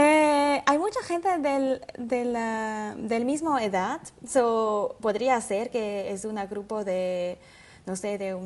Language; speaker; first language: Spanish; non-native, learner; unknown